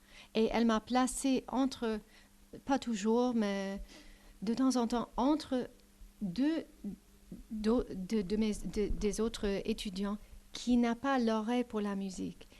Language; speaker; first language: French; non-native, fluent; English